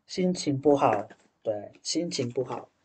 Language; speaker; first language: Chinese; non-native, fluent; Indonesian